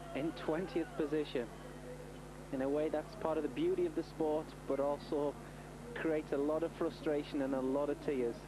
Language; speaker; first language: English; native; English